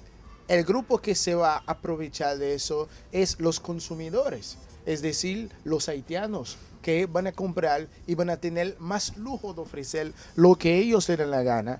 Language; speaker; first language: Spanish; non-native, fluent; Haitian Creole